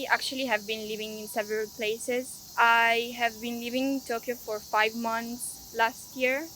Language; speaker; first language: English; non-native, fluent; Italian